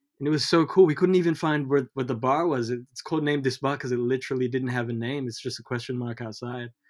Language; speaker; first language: English; early bilingual, other home language; Filipino